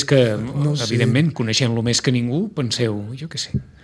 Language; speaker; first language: Catalan; native; Catalan